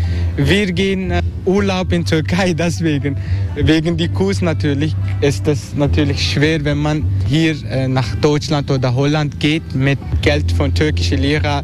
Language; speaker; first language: German; non-native, learner; Turkish